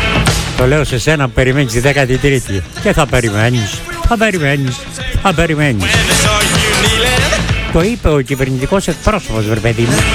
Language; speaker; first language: Greek; native; Greek